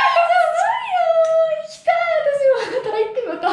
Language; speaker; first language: Japanese; non-native, fluent; Italian